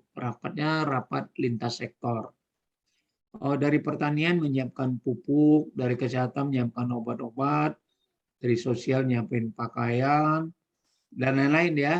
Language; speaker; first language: Indonesian; native; Indonesian